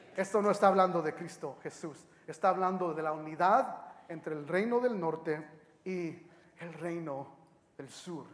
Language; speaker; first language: Spanish; early bilingual, heritage; Spanish